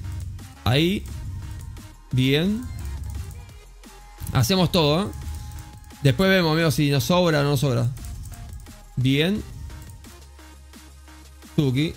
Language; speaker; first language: Spanish; native; Spanish